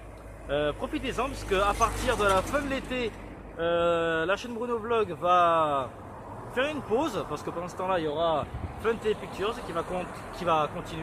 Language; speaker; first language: French; native; French